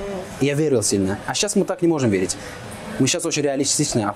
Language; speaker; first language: Russian; non-native, fluent; Azerbaijani